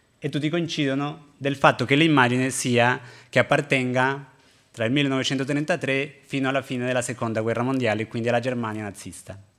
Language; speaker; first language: Italian; non-native, fluent; Spanish